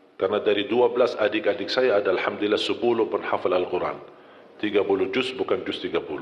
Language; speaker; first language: Malay; non-native, fluent; Arabic